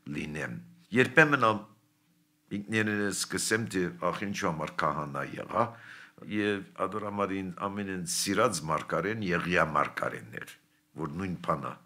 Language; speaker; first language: Armenian; early bilingual, heritage; Armenian